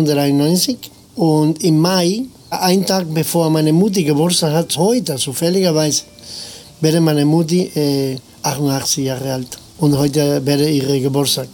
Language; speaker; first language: German; non-native, fluent; Spanish